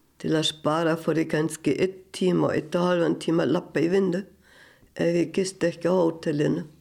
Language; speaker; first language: Icelandic; non-native, fluent; German